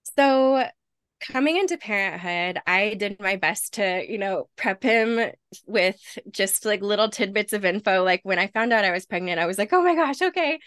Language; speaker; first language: English; native; English